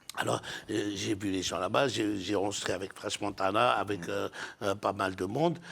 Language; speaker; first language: French; non-native, local second language; Arabic